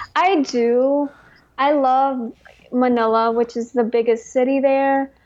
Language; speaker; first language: English; early bilingual, other home language; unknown